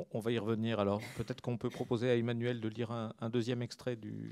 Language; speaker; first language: French; native; French